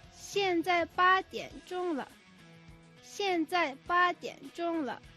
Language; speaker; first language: Chinese; non-native, fluent; Mongolian